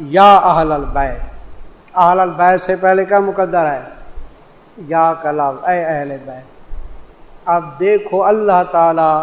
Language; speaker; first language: Urdu; non-native, local second language; Saraiki